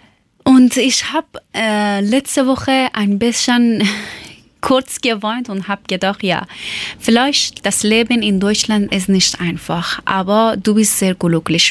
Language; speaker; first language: German; non-native, learner; Persian